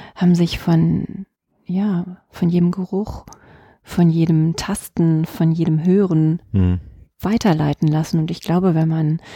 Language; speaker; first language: German; native; German